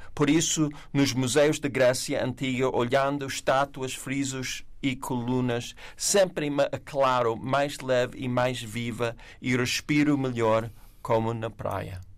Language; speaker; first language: Portuguese; non-native, fluent; English